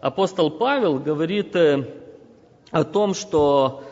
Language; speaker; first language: Russian; non-native, local second language; Ukrainian